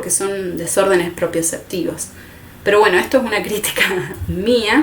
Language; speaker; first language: Spanish; native; Spanish